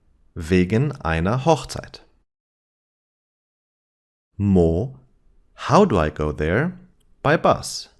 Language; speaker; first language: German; non-native, fluent; English